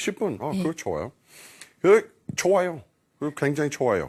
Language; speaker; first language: Korean; non-native, fluent; English